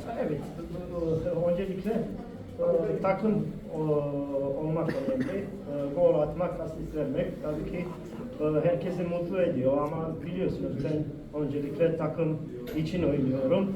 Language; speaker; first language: Turkish; non-native, fluent; Bosnian